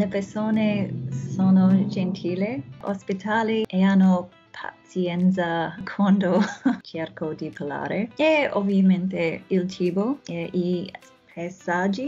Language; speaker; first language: Italian; non-native, learner; English